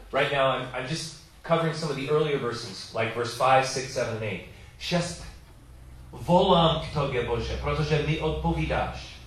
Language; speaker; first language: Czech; non-native, learner; English